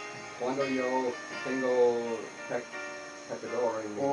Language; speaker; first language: Spanish; non-native, learner; English